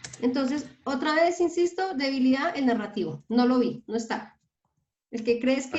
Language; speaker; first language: Spanish; native; Spanish